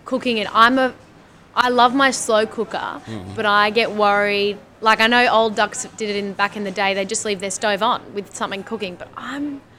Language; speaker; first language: English; native; English